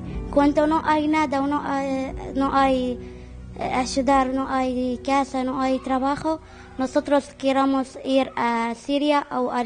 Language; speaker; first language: Spanish; non-native, learner; Arabic